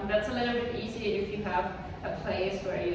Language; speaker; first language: English; non-native, fluent; Swiss German